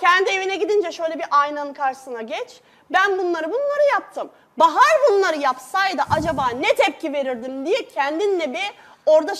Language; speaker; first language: Turkish; native; Turkish